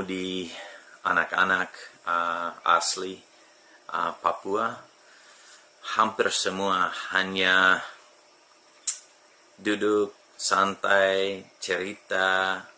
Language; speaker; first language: Indonesian; non-native, fluent; English